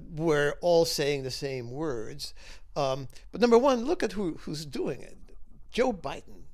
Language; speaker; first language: English; early bilingual, other home language; Spanish